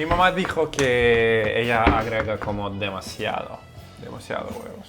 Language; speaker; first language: Spanish; non-native, fluent; Russian